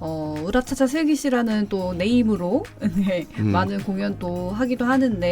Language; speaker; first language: Korean; native; Korean